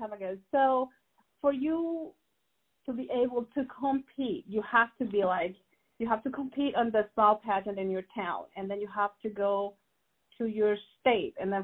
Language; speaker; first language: English; non-native, fluent; Spanish